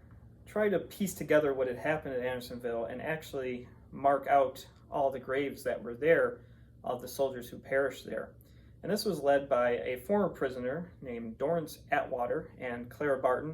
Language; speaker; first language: English; native; English